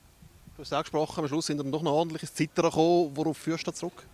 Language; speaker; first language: German; native; German